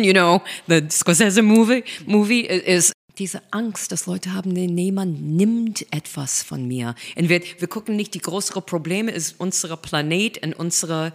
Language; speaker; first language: German; non-native, fluent; English